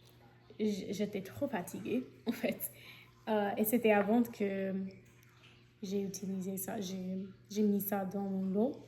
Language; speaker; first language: French; non-native, fluent; English